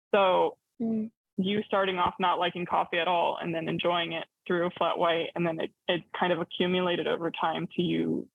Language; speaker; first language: English; early bilingual, other home language; Arabic